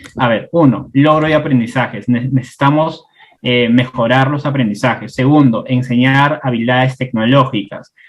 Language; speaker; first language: Spanish; native; Spanish